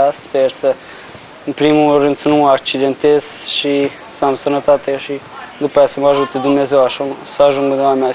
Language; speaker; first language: Romanian; non-native, local second language; Hungarian